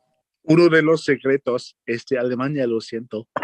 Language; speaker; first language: Spanish; non-native, fluent; German